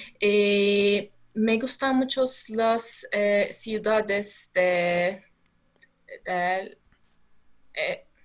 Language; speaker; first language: Spanish; non-native, learner; Turkish